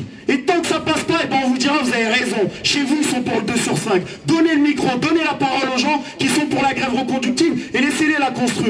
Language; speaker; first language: French; native; French